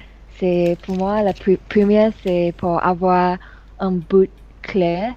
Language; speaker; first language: French; non-native, learner; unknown